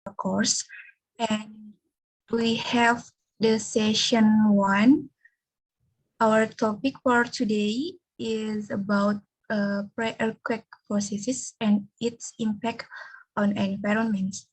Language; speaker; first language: English; non-native, fluent; Indonesian